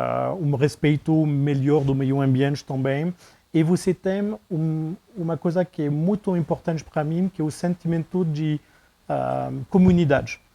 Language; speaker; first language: Portuguese; non-native, fluent; French